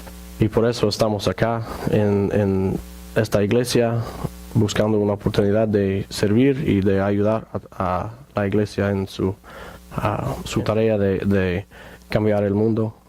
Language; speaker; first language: Spanish; non-native, fluent; English